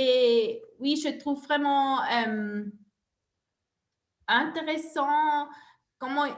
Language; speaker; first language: French; non-native, local second language; German